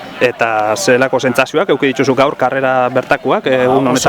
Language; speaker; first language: Basque; native; Basque